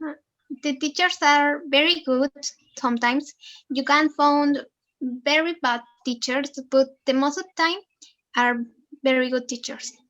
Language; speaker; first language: English; non-native, learner; Spanish